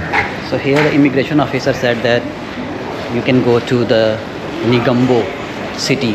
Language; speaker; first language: English; non-native, learner; Urdu